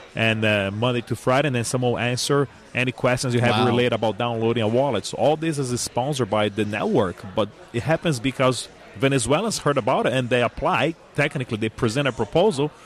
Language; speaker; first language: English; non-native, fluent; Portuguese